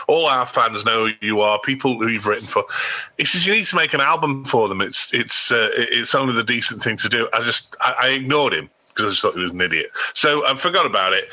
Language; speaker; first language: English; native; English